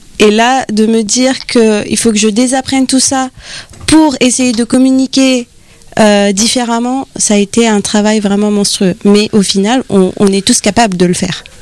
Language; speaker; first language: French; native; French